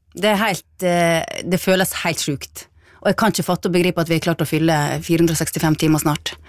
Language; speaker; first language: Norwegian; native; Norwegian